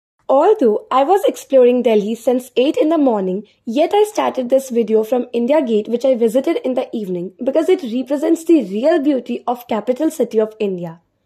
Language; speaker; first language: English; non-native, local second language; Hindi